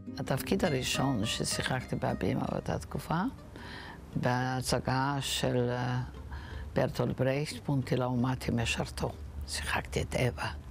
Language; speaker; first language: Hebrew; non-native, fluent; Yiddish